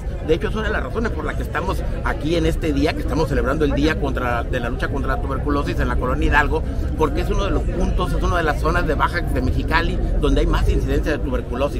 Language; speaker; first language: Spanish; native; Spanish